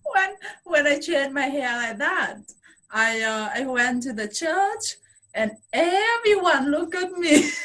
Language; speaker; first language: English; non-native, fluent; Vietnamese